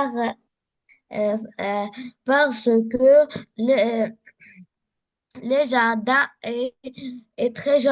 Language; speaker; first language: French; non-native, learner; Arabic